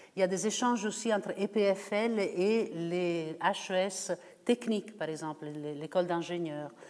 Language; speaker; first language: French; non-native, fluent; Italian